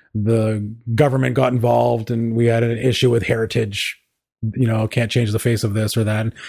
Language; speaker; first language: English; native; English